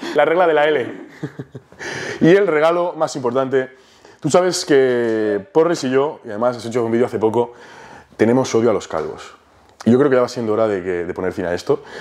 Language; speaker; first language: Spanish; native; Spanish